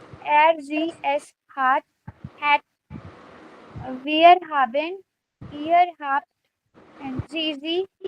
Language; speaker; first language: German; non-native, learner; Hindi